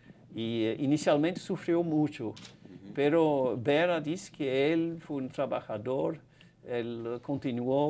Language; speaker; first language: Spanish; non-native, fluent; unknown